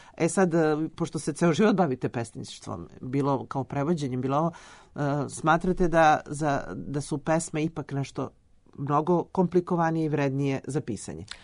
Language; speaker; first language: Serbian; native; Serbian